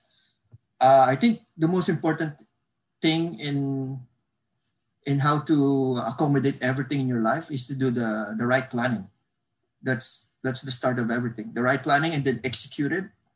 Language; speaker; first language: English; non-native, local second language; Hiligaynon